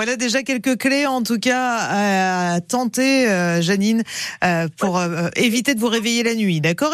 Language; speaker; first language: French; native; French